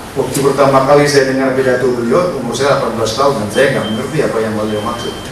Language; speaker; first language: Indonesian; non-native, local second language; Punjabi